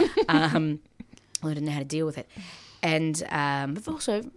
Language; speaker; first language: English; early bilingual, other home language; Maltese